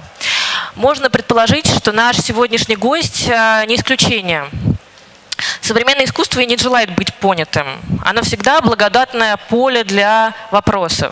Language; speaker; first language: Russian; native; Russian